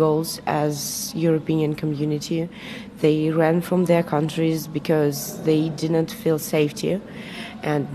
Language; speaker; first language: English; non-native, fluent; Arabic